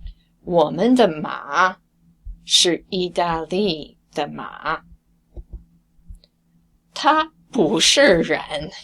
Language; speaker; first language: Chinese; non-native, fluent; English